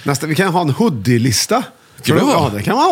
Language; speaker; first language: Swedish; native; Swedish